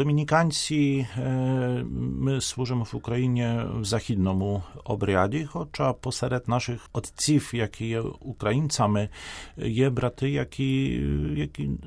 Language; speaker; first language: Ukrainian; non-native, fluent; Polish